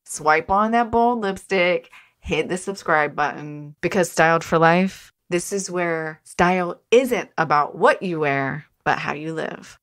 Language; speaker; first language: English; native; English